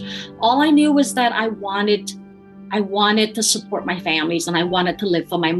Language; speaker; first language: English; early bilingual, other home language; Khmer